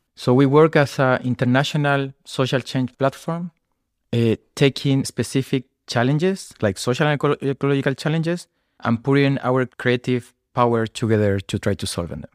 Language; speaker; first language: English; non-native, fluent; Spanish